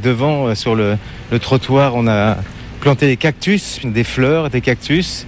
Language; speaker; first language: French; native; French